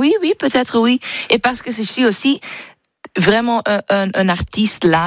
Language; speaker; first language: French; non-native, learner; Dutch